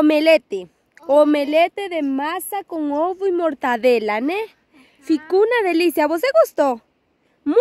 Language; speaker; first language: Portuguese; non-native, fluent; Spanish